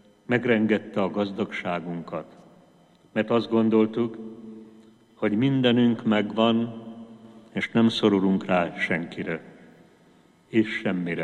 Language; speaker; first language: Hungarian; native; Hungarian